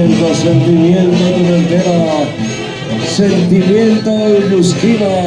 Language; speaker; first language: Spanish; native; Spanish